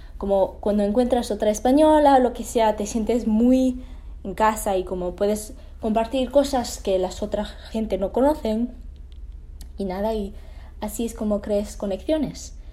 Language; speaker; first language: Spanish; early bilingual, heritage; Spanish